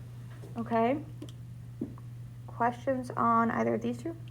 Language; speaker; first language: English; native; English